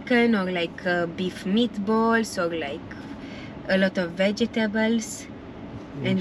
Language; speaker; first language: English; non-native, fluent; Romanian